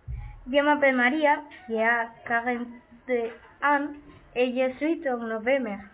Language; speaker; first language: French; non-native, learner; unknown